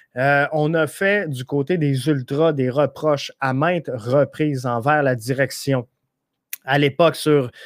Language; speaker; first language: French; native; French